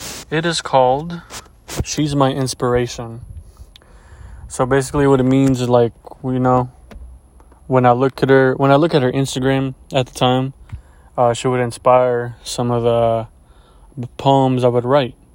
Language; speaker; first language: English; early bilingual, other home language; Spanish